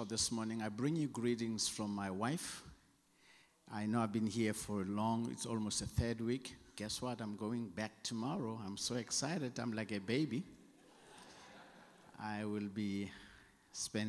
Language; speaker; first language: English; non-native, local second language; Southern Sotho